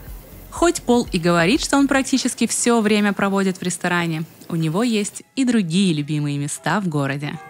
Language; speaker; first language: Russian; native; Russian